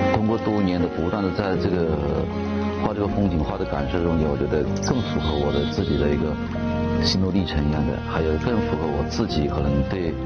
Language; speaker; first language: Chinese; native; Chinese